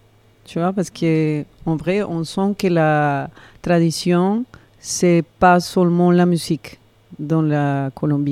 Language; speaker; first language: French; non-native, fluent; Spanish